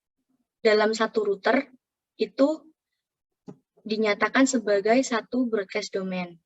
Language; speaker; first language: Indonesian; native; Indonesian